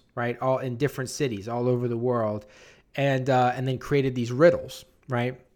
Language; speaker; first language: English; native; English